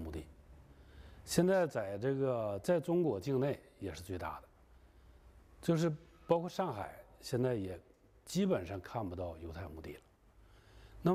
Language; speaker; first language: Chinese; native; Chinese